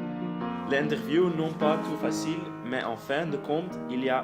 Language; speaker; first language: French; non-native, learner; Dutch